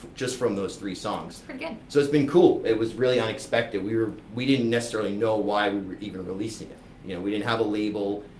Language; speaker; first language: English; native; English